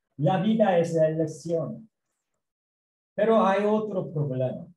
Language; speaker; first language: Spanish; non-native, learner; Korean